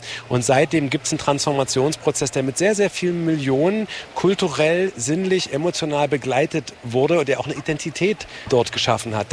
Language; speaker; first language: German; native; German